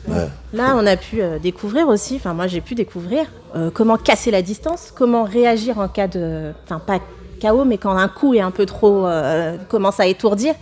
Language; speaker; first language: French; native; French